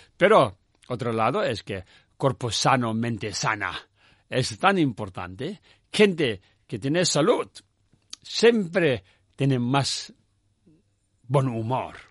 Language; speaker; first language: Spanish; non-native, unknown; Tibetan